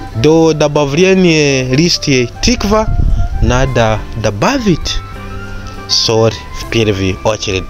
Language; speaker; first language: Russian; non-native, learner; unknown